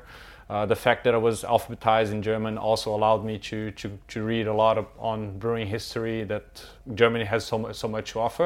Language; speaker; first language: English; non-native, fluent; Portuguese